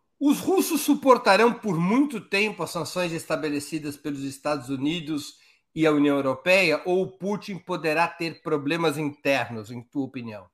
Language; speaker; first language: Portuguese; native; Portuguese